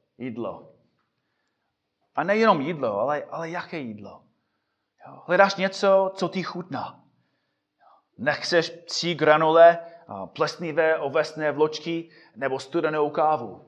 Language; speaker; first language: Czech; non-native, fluent; English